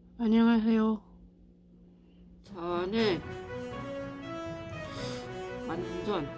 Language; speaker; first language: Korean; non-native, learner; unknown